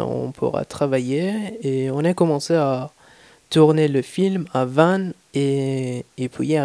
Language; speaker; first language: French; non-native, fluent; Persian